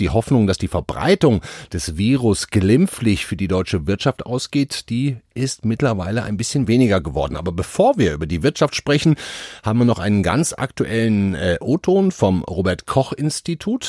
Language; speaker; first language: German; native; German